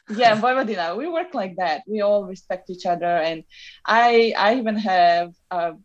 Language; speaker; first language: English; non-native, fluent; Serbian